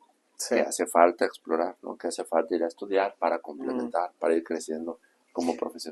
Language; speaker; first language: Spanish; native; Spanish